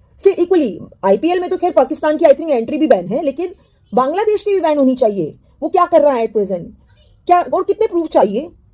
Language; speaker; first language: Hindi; native; Hindi